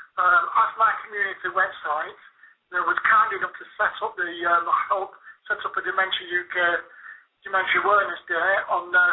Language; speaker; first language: English; native; English